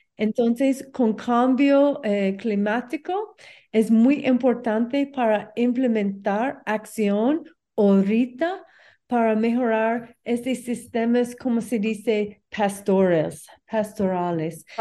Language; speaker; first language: Spanish; non-native, learner; English